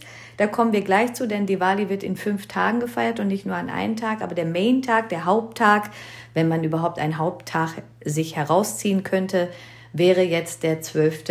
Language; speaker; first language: German; early bilingual, other home language; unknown